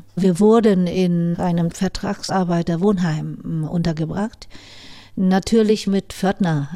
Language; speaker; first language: German; non-native, fluent; Vietnamese